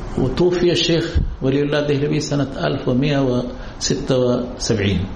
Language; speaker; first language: Arabic; non-native, fluent; Urdu